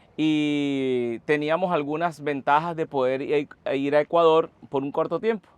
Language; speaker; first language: Spanish; native; Spanish